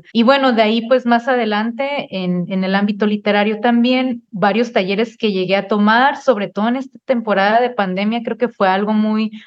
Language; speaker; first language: Spanish; native; Spanish